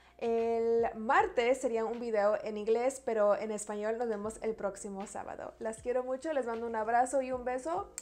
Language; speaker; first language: Spanish; early bilingual, heritage; Spanish